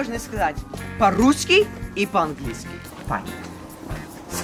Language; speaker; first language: Russian; early bilingual, heritage; Russian